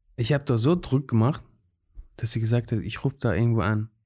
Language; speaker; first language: German; non-native, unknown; Persian